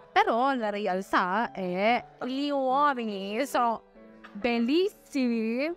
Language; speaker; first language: Italian; non-native, fluent; Filipino